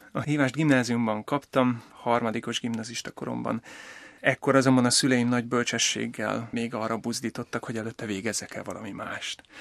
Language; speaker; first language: Hungarian; native; Hungarian